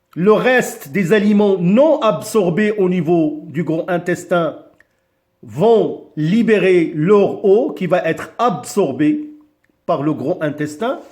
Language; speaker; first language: French; non-native, local second language; Arabic